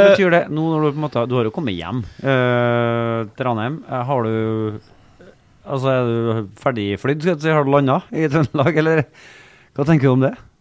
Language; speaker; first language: Norwegian; native; Norwegian